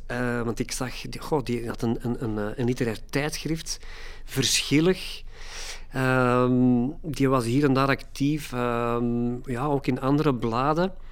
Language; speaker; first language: Dutch; native; Dutch